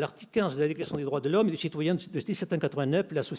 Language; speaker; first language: French; native; French